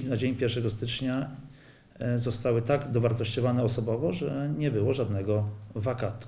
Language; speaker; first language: Polish; native; Polish